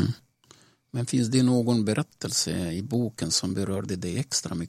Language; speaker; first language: Swedish; non-native, fluent; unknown